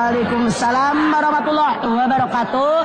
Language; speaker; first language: Indonesian; native; Indonesian